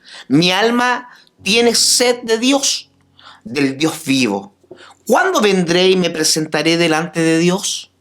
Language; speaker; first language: Spanish; native; Spanish